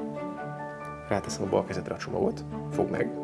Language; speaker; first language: Hungarian; native; Hungarian